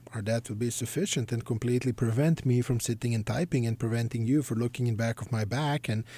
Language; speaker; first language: English; non-native, fluent; Serbian